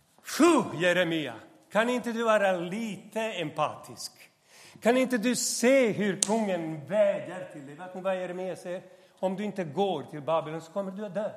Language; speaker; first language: Swedish; non-native, fluent; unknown